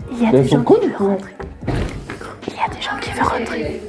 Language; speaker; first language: French; non-native, fluent; Swedish